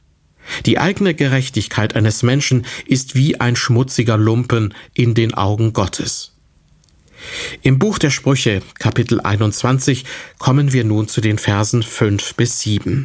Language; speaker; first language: German; native; German